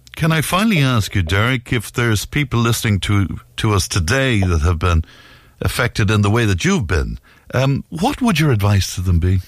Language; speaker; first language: English; native; English